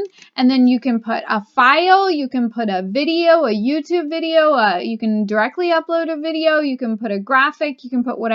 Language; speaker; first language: English; native; English